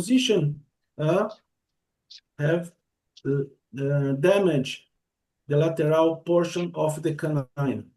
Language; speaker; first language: English; non-native, learner; Portuguese